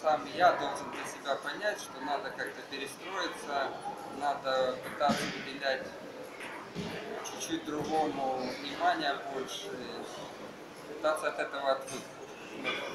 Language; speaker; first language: Russian; native; Russian